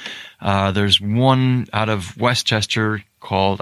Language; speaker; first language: English; native; English